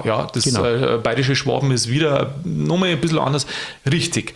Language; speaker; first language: German; native; German